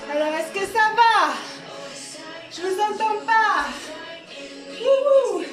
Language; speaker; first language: French; native; French